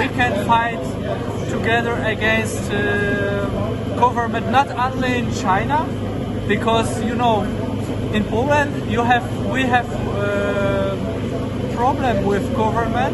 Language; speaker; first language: English; non-native, learner; Polish